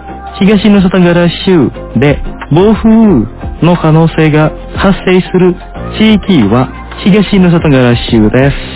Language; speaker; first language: Japanese; non-native, fluent; Indonesian